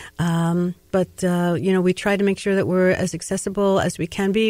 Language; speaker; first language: English; native; English